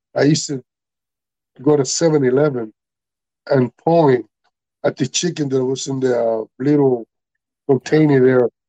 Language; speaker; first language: English; non-native, learner; Spanish